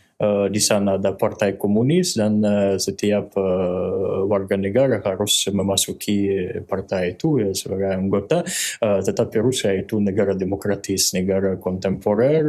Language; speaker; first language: Indonesian; non-native, fluent; Russian